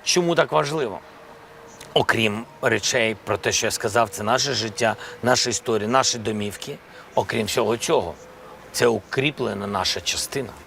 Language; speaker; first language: Ukrainian; non-native, local second language; Russian